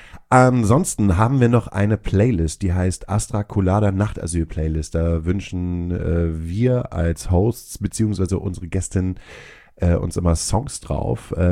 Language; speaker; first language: German; native; German